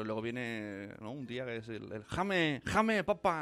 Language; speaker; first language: Spanish; native; Spanish